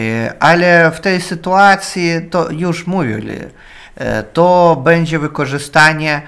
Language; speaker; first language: Polish; non-native, learner; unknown